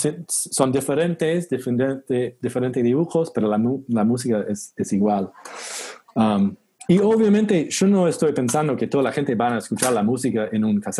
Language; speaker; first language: Spanish; non-native, learner; English